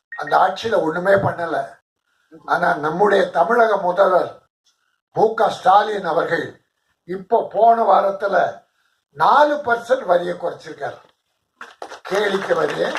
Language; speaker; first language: Tamil; native; Tamil